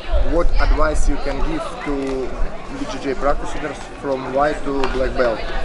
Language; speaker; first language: English; non-native, learner; Russian